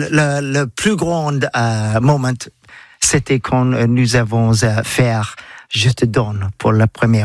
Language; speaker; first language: French; non-native, learner; English